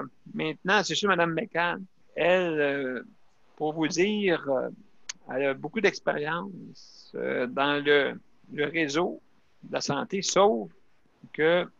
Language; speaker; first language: French; native; French